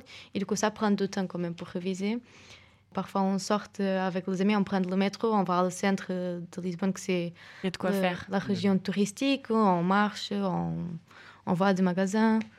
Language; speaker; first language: French; non-native, fluent; Portuguese